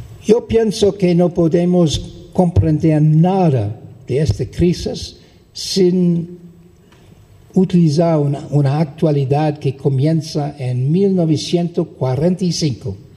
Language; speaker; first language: Spanish; non-native, fluent; English